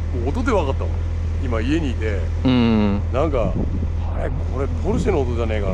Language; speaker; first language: Japanese; native; Japanese